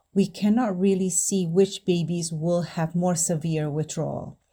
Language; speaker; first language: English; non-native, fluent; Indonesian